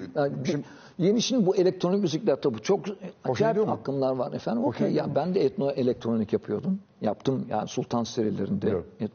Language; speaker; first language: Turkish; native; Turkish